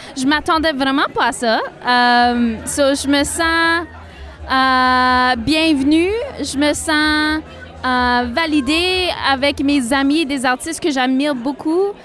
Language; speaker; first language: French; native; French